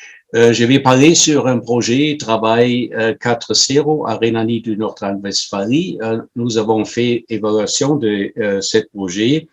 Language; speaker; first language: French; non-native, fluent; German